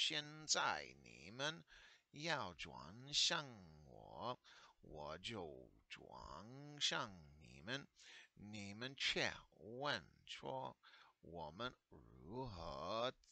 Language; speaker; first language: Chinese; non-native, fluent; English